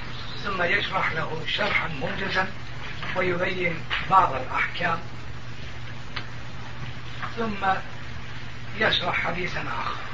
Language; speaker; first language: Arabic; non-native, fluent; Turkish